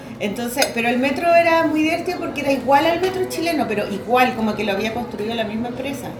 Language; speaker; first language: Spanish; native; Spanish